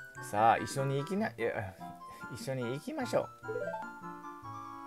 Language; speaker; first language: Japanese; non-native, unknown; English